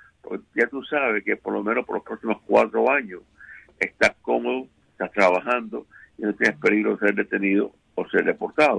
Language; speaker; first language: Spanish; native; Spanish